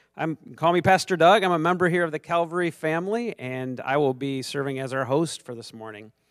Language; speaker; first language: English; native; English